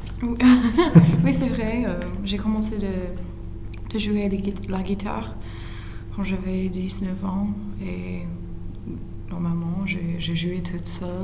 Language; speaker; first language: French; non-native, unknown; English